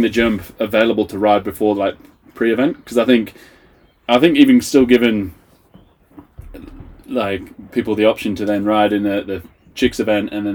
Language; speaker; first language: English; native; English